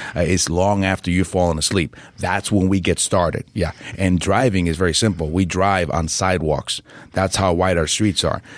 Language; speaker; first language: English; native; English